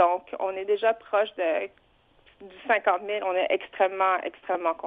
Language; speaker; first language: French; early bilingual, other home language; Vietnamese